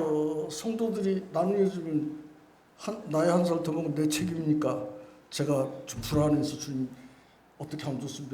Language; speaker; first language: Korean; native; Korean